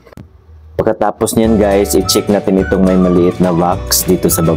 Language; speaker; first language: Filipino; native; Filipino